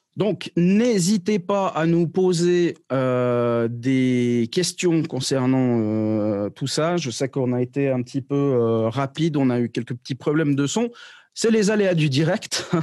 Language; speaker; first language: French; native; French